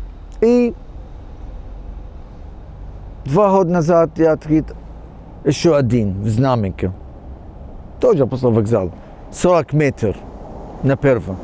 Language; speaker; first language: Ukrainian; non-native, learner; English